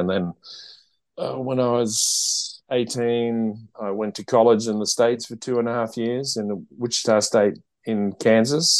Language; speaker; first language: English; native; English